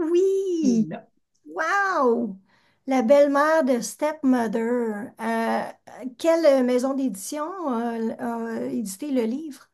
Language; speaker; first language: French; native; French